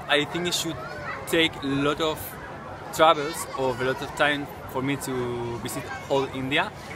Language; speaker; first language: English; non-native, fluent; Spanish